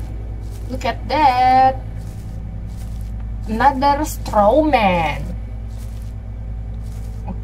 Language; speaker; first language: English; non-native, learner; Indonesian